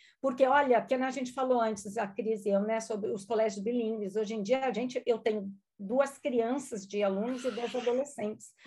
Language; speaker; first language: Portuguese; non-native, local second language; German